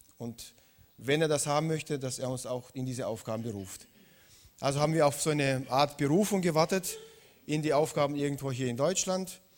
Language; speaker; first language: German; non-native, fluent; Russian